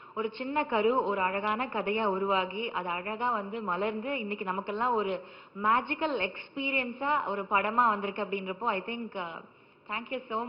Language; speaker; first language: Tamil; native; Tamil